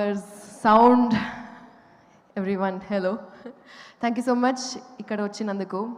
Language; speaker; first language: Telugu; non-native, local second language; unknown